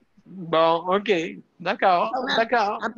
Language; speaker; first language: French; native; French